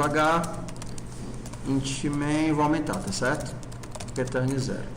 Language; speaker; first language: Portuguese; native; Portuguese